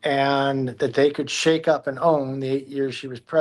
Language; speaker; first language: English; native; English